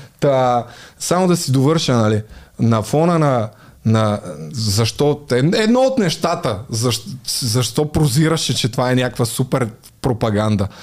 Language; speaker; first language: Bulgarian; native; Bulgarian